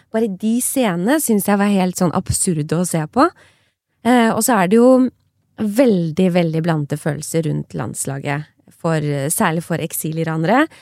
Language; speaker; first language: Norwegian; early bilingual, other home language; Persian